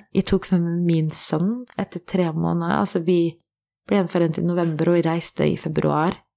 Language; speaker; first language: Norwegian; native; Norwegian